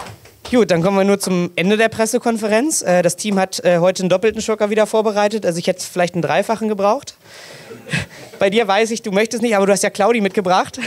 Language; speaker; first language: German; native; German